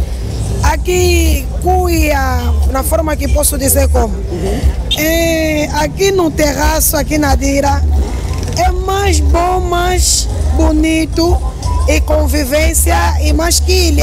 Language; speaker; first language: Portuguese; non-native, local second language; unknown